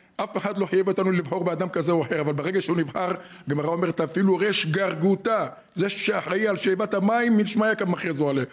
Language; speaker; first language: Hebrew; native; Hebrew